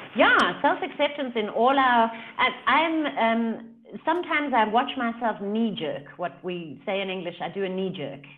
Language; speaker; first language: English; native; English